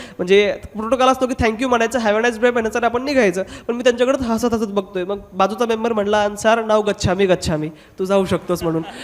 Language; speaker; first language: Marathi; non-native, local second language; Hindi